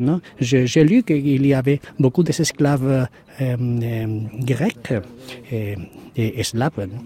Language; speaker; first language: French; non-native, fluent; Spanish